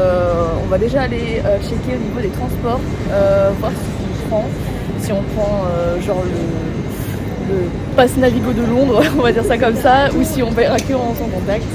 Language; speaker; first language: French; native; French